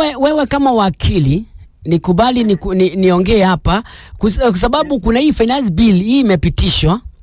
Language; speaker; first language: Swahili; non-native, local second language; Meru